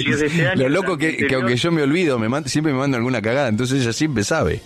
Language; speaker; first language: Spanish; native; Spanish